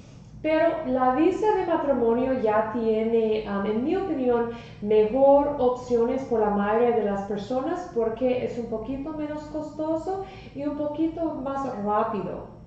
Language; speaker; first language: Spanish; non-native, fluent; English